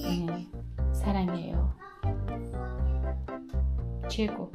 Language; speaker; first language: Korean; non-native, fluent; Uzbek